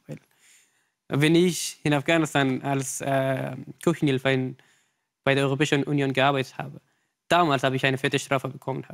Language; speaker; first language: German; non-native, learner; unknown